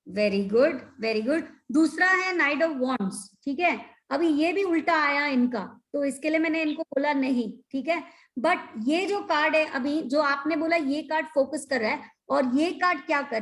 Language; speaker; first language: Hindi; native; Hindi